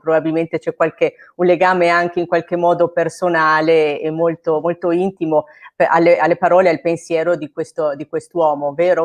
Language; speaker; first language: Italian; native; Italian